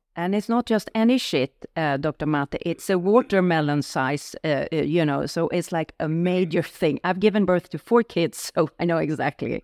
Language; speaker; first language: English; non-native, fluent; Swedish